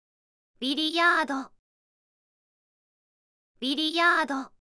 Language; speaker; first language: Japanese; native; Japanese